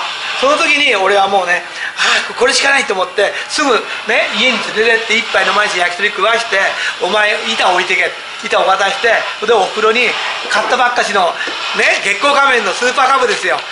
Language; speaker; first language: Japanese; native; Japanese